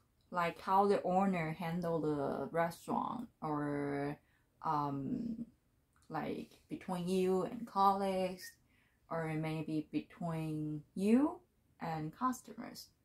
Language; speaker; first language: English; non-native, learner; Chinese